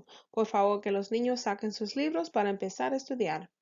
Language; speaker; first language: Spanish; early bilingual, heritage; English